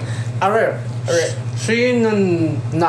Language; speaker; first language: Korean; non-native, learner; Filipino